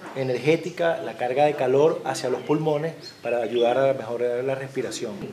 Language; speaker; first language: Spanish; native; Spanish